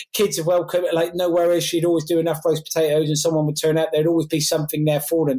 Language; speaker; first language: English; native; English